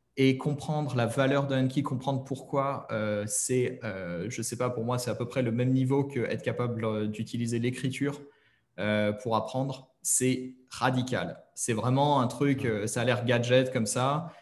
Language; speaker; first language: French; native; French